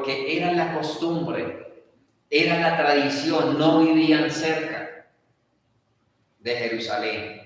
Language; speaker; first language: Spanish; native; Spanish